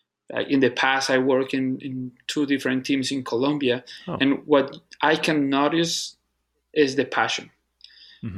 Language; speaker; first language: English; non-native, fluent; Spanish